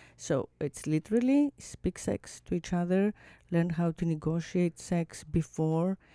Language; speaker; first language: English; non-native, fluent; Greek